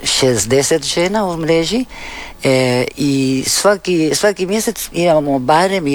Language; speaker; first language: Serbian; early bilingual, heritage; Spanish